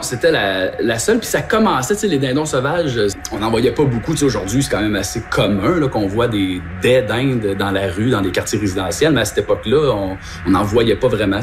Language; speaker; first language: French; native; French